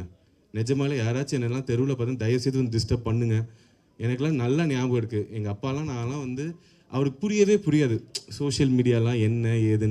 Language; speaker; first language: Tamil; native; Tamil